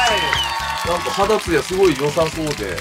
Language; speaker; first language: Japanese; native; Japanese